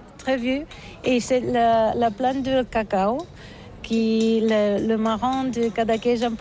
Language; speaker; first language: French; non-native, learner; Catalan